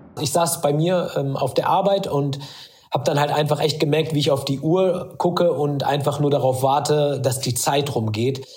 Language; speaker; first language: German; early bilingual, other home language; Arabic